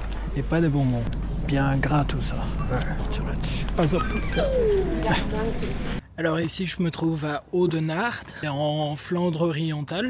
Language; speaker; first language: French; native; French